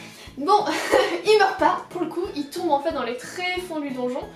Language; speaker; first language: French; native; French